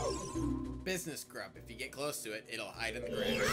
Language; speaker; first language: English; native; English